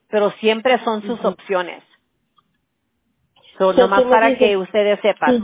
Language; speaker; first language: Spanish; early bilingual, heritage; Spanish